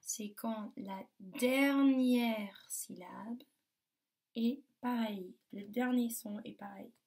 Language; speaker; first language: French; native; French